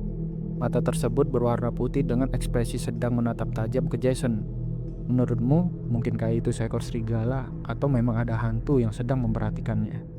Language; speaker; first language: Indonesian; native; Indonesian